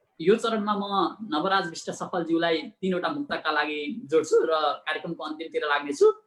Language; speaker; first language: Nepali; native; Nepali